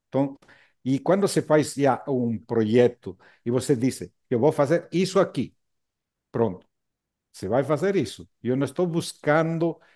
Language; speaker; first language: Portuguese; non-native, fluent; Spanish